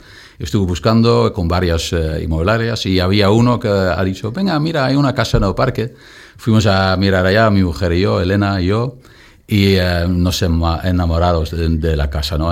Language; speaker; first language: Spanish; non-native, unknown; Dutch